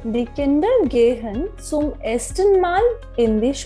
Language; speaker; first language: German; non-native, fluent; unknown